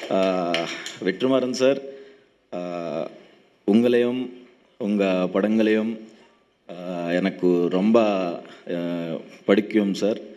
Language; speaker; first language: Tamil; non-native, learner; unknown